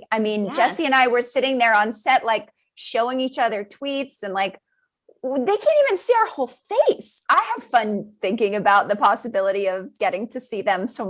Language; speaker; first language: English; native; English